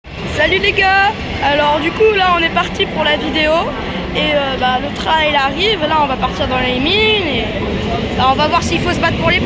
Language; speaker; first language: French; native; French